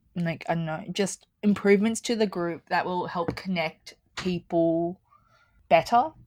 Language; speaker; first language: English; native; English